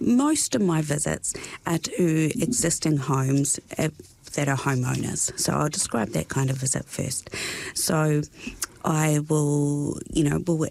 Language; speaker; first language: English; native; English